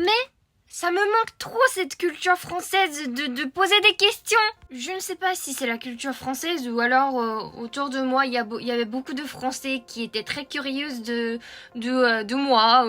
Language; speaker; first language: French; non-native, fluent; Japanese